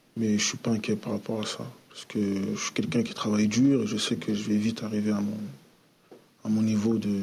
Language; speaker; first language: French; native; French